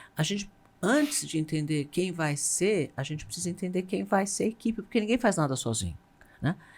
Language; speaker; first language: Portuguese; native; Portuguese